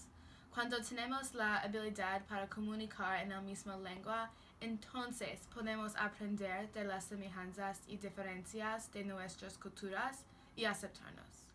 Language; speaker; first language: Spanish; non-native, learner; English